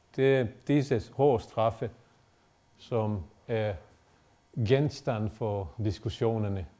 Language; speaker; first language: Danish; non-native, fluent; Bosnian